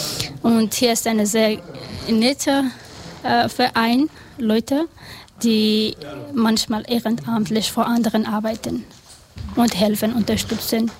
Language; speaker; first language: German; non-native, learner; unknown